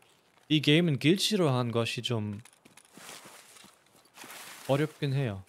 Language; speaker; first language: Korean; non-native, learner; German